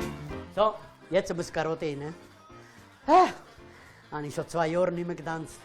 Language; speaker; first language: German; non-native, fluent; Italian